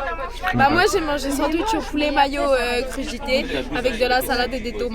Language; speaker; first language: French; native; French